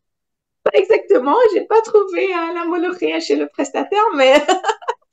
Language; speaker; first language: French; non-native, local second language; Arabic